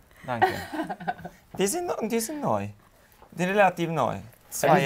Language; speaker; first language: German; non-native, fluent; Hungarian